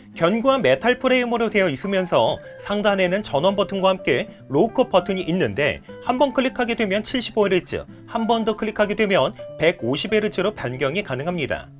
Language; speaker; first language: Korean; native; Korean